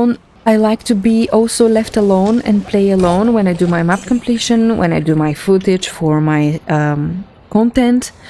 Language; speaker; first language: English; non-native, fluent; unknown